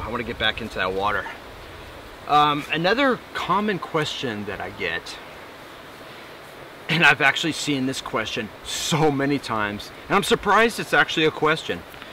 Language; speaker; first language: English; native; English